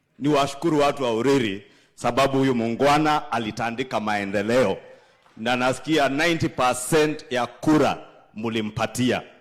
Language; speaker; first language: Swahili; non-native, local second language; Kikuyu